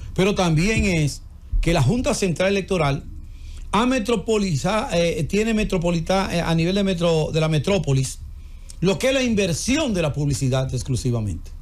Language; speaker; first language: Spanish; native; Spanish